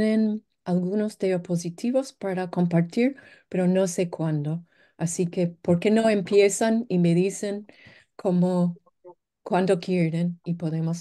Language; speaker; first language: Spanish; non-native, fluent; English